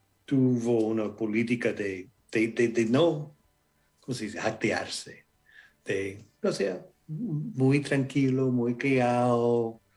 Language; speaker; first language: Spanish; non-native, fluent; English